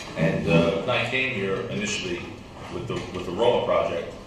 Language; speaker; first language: English; native; English